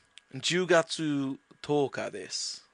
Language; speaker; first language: Japanese; non-native, learner; English